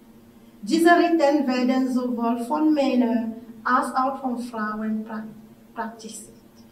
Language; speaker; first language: German; non-native, fluent; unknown